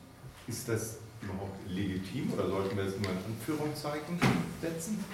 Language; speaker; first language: German; native; German